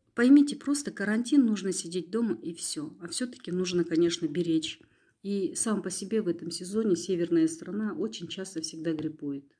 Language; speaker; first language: Russian; non-native, local second language; Kazakh